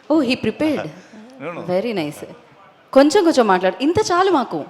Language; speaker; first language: Telugu; native; Telugu